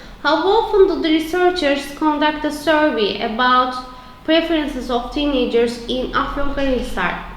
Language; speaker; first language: English; non-native, fluent; Turkish